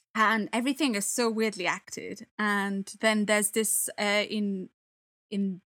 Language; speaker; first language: English; non-native, fluent; Italian